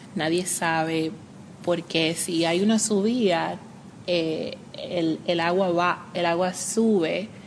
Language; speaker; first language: Spanish; native; Spanish